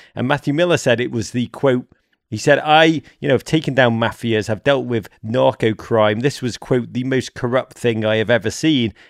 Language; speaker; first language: English; native; English